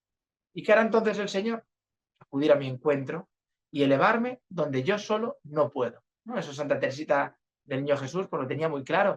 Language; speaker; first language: Spanish; native; Spanish